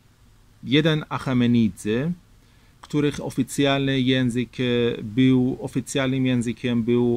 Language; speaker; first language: Polish; non-native, fluent; Persian